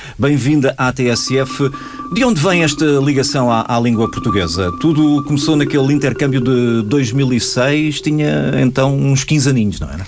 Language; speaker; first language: Portuguese; native; Portuguese